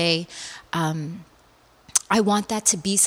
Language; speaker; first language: English; early bilingual, other home language; Korean